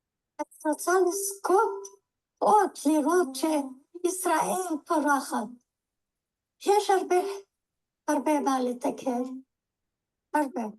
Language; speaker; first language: Hebrew; non-native, fluent; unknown